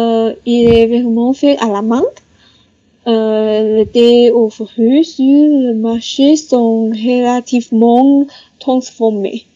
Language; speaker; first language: French; non-native, learner; Chinese